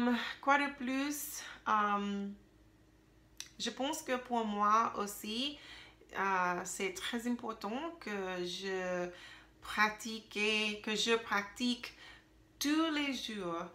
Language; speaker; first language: French; non-native, learner; English